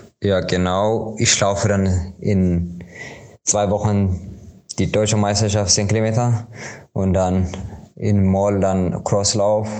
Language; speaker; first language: German; non-native, fluent; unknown